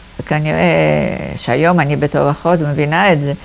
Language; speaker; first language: Hebrew; non-native, fluent; Polish